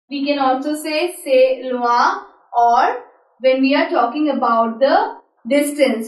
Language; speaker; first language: English; non-native, local second language; Hindi